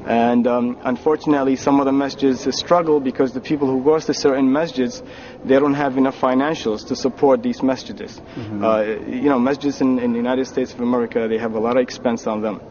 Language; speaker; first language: English; non-native, fluent; Arabic